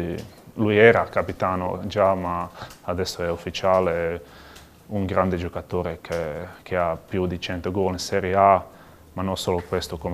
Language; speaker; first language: Italian; non-native, learner; Croatian